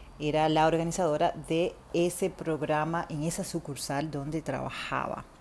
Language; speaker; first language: Spanish; native; Spanish